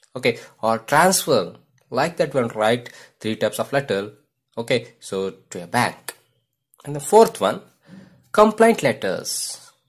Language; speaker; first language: English; non-native, local second language; Kannada